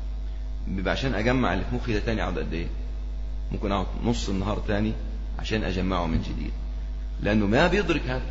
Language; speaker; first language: Arabic; native; Arabic